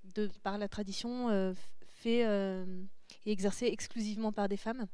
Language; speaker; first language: French; native; French